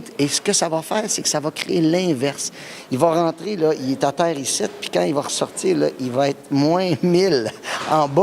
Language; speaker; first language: French; native; French